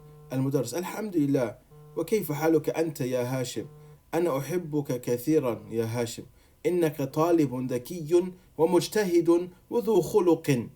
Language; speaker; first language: Arabic; non-native, fluent; English